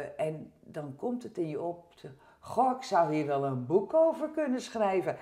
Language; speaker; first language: Dutch; early bilingual, heritage; French